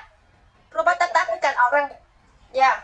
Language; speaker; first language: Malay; non-native, learner; Vietnamese